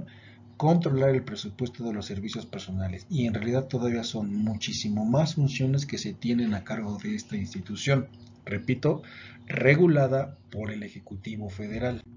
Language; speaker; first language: Spanish; native; Spanish